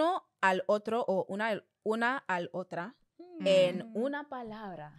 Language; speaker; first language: Spanish; non-native, learner; English